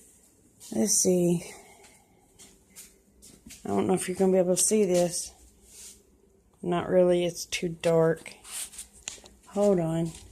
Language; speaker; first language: English; native; English